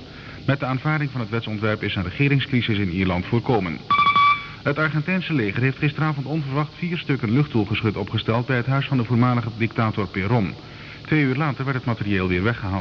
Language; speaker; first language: Dutch; native; Dutch